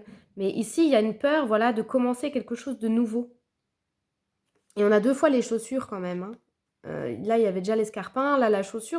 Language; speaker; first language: French; native; French